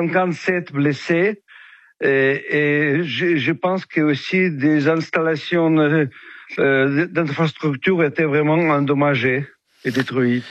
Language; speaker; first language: French; non-native, fluent; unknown